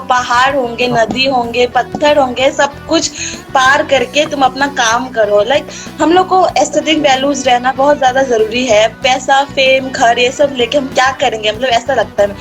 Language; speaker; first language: Hindi; non-native, local second language; Assamese